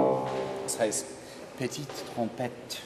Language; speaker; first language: German; non-native, learner; English